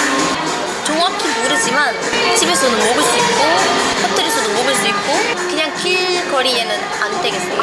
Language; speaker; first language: Korean; non-native, local second language; Arabic